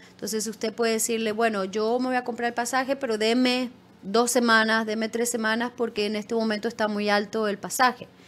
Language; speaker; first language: Spanish; native; Spanish